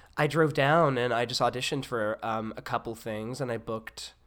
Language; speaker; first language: English; native; English